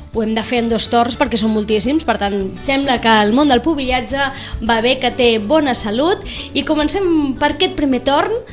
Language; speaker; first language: Catalan; native; Catalan